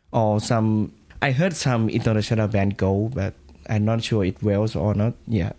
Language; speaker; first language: English; non-native, learner; Thai